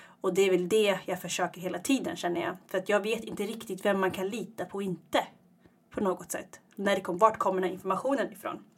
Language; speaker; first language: Swedish; early bilingual, other home language; Tigrinya